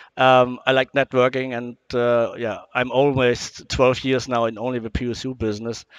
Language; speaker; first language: English; non-native, fluent; German